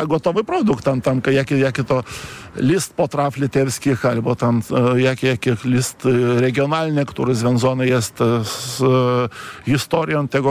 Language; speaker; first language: Polish; non-native, fluent; Lithuanian